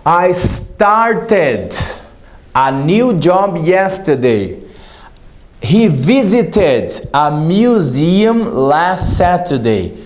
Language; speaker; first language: English; non-native, fluent; Portuguese